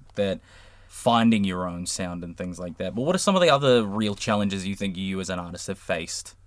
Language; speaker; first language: English; early bilingual, other home language; Samoan